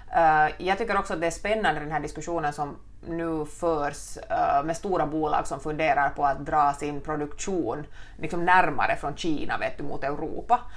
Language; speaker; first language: Swedish; native; Swedish